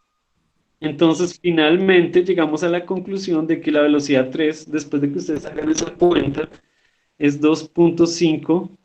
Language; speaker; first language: Spanish; native; Spanish